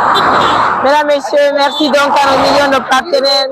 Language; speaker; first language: French; non-native, local second language; Mandingo